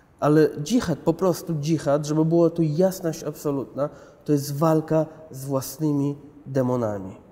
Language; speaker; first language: Polish; early bilingual, other home language; Chechen